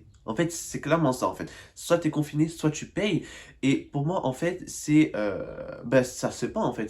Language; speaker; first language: French; native; French